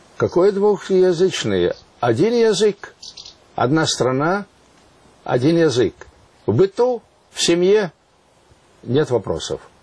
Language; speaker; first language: Russian; non-native, local second language; Latvian